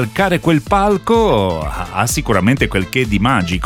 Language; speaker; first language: Italian; native; Italian